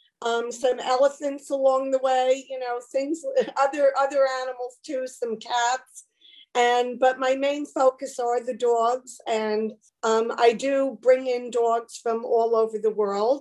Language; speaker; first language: English; native; English